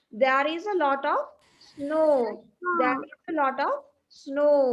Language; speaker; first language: English; non-native, fluent; Sinhala